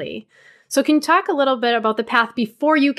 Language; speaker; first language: English; native; English